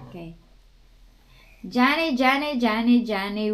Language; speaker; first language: English; non-native, local second language; Filipino